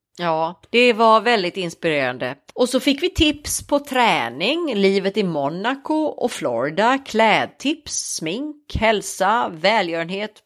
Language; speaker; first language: Swedish; native; Swedish